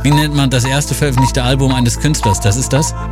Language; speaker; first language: German; native; German